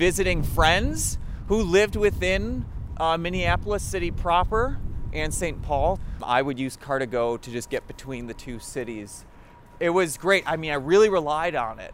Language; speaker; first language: English; native; English